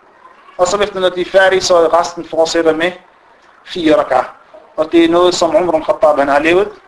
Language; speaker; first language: Danish; non-native, fluent; Arabic